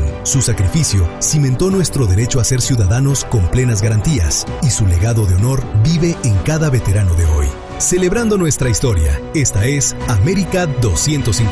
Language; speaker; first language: Spanish; native; Spanish